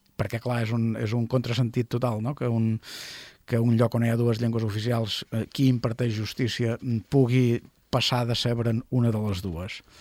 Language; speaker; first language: Catalan; native; Catalan